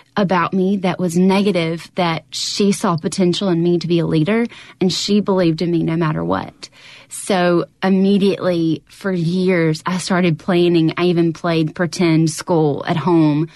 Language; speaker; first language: English; native; English